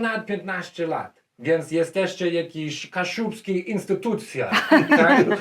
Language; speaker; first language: Polish; non-native, learner; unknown